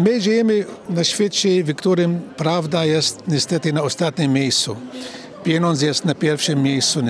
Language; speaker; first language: Polish; non-native, fluent; Arabic